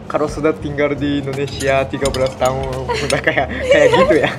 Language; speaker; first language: Indonesian; non-native, fluent; Japanese